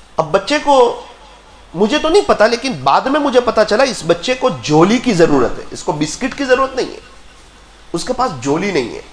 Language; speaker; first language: Urdu; non-native, local second language; Gujarati